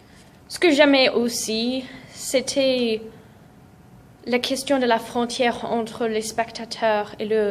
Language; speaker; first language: French; non-native, fluent; English